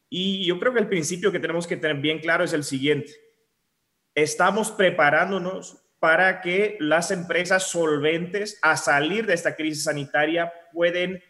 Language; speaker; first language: Spanish; non-native, fluent; Dutch